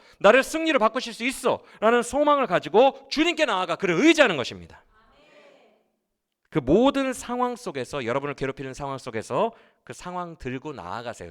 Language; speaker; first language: Korean; native; Korean